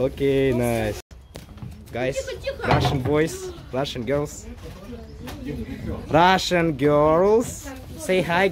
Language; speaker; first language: English; non-native, learner; Russian